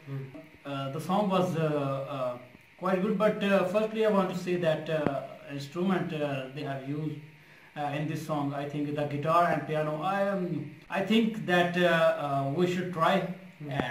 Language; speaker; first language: English; non-native, local second language; Urdu